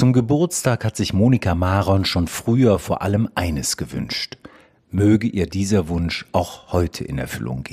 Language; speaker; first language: German; native; German